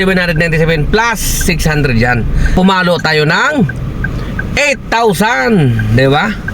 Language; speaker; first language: Filipino; native; Filipino